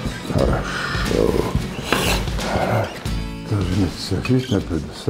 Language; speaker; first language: Russian; non-native, learner; French